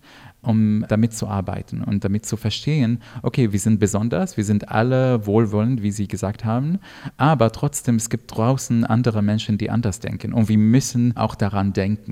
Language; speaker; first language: German; non-native, fluent; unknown